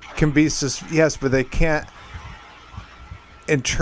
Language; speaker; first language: English; native; English